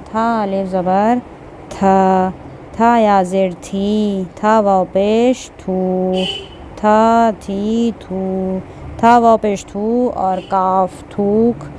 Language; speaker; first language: Hindi; native; Hindi